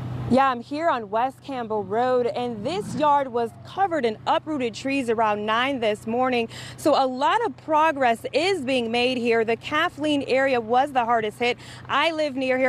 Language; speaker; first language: English; native; English